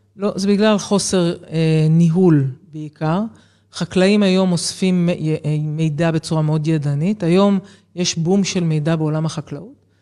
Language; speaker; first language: Hebrew; native; Hebrew